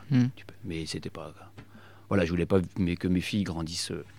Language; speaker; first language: French; native; French